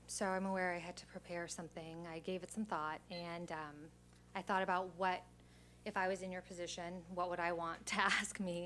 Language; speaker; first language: English; native; English